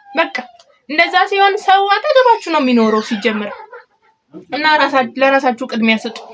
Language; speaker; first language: Amharic; native; Amharic